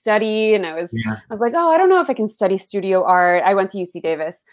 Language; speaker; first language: English; early bilingual, other home language; Spanish